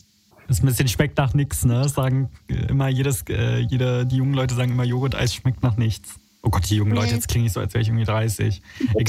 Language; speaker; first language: German; native; German